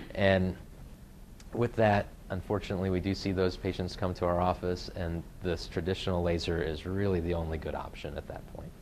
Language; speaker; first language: English; native; English